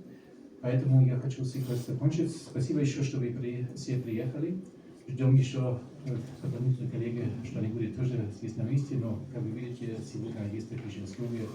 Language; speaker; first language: Russian; non-native, fluent; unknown